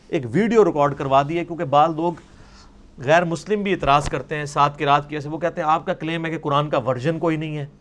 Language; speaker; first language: Urdu; non-native, local second language; Punjabi